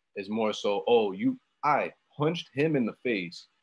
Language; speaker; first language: English; native; English